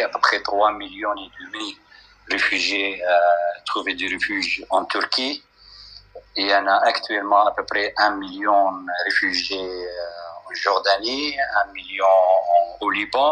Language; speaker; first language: French; non-native, fluent; Arabic